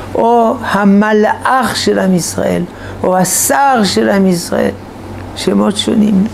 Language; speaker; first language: Hebrew; non-native, fluent; French